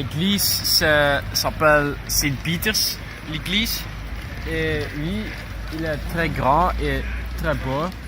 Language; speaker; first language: French; non-native, learner; Dutch